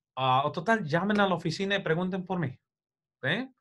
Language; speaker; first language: Spanish; early bilingual, heritage; Spanish